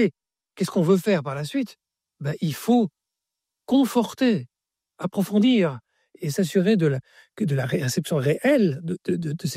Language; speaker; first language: French; native; French